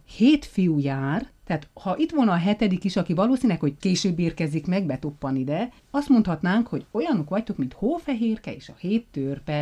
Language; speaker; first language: Hungarian; native; Hungarian